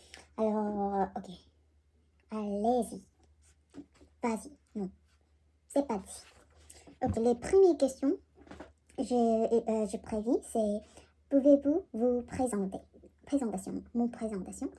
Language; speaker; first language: French; non-native, learner; Korean